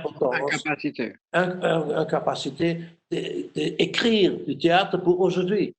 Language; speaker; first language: French; non-native, fluent; German